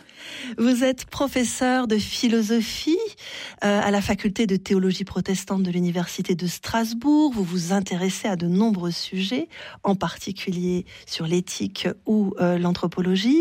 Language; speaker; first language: French; native; French